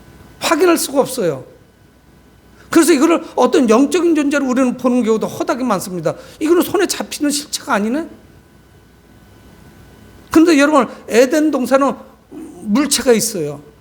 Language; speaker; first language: Korean; native; Korean